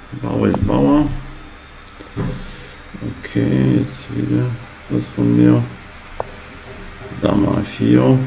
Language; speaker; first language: German; non-native, fluent; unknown